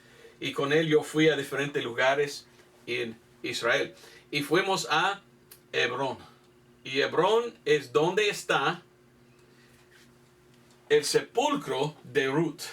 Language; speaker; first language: Spanish; non-native, fluent; English